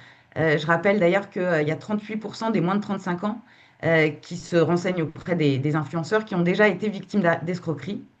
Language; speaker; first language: French; native; French